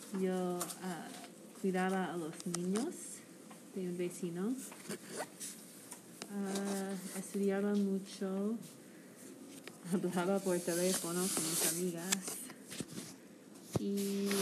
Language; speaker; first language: Spanish; non-native, learner; English